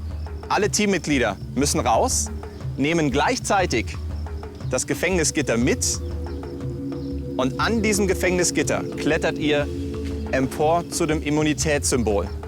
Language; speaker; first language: German; native; German